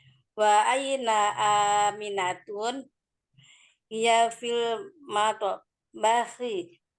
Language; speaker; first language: Arabic; non-native, learner; Indonesian